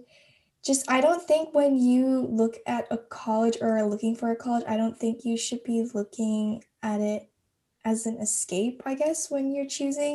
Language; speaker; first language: English; native; English